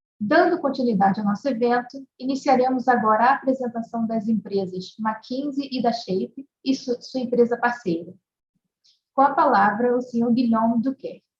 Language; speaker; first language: Portuguese; native; Portuguese